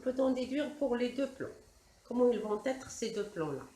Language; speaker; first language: French; non-native, local second language; Arabic